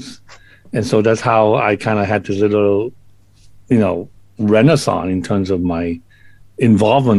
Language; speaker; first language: English; non-native, local second language; Cantonese